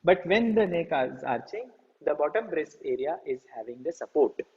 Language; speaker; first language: English; non-native, local second language; Marathi